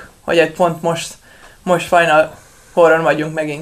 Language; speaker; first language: Hungarian; non-native, learner; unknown